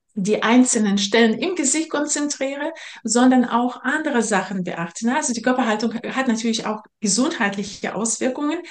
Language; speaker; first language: German; non-native, fluent; Russian